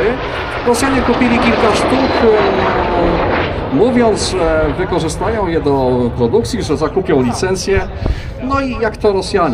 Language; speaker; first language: Polish; native; Polish